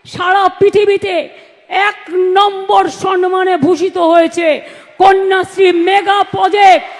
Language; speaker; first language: Bangla; native; Bangla